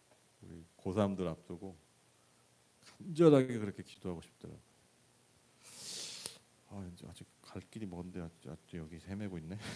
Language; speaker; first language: Korean; native; Korean